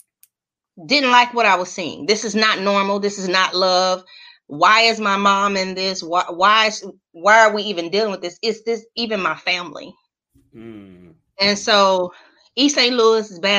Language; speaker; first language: English; native; English